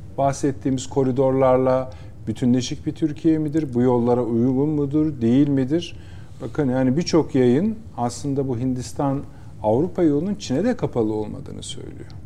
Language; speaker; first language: Turkish; native; Turkish